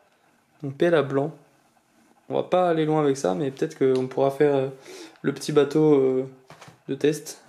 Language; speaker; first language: French; native; French